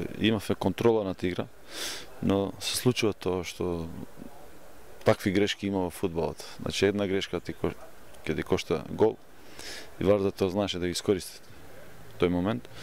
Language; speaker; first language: Macedonian; non-native, local second language; Albanian